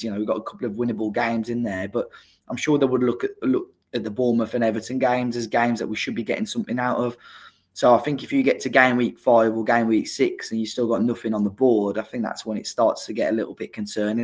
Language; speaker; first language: English; native; English